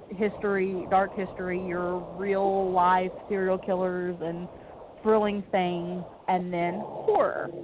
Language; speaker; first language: English; native; English